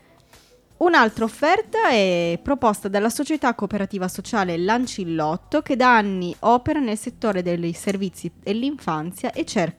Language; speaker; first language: Italian; native; Italian